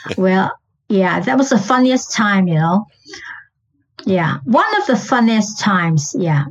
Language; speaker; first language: English; non-native, local second language; Chinese